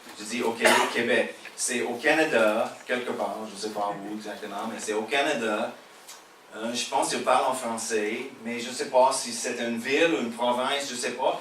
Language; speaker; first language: French; non-native, fluent; English